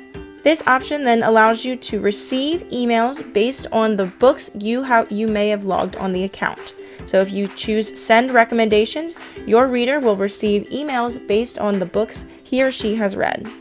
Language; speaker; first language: English; native; English